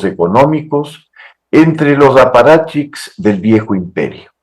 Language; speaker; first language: Spanish; native; Spanish